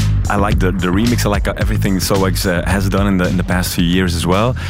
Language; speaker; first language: English; non-native, fluent; Dutch